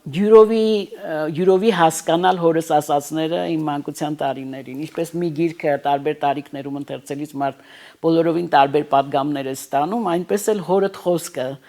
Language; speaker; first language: Armenian; native; Armenian